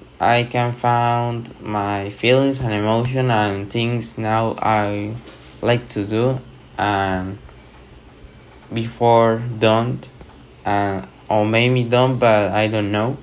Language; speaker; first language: English; non-native, learner; Spanish